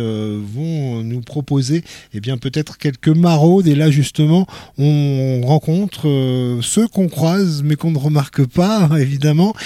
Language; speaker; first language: French; native; French